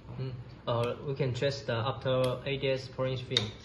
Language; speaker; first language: English; non-native, learner; Chinese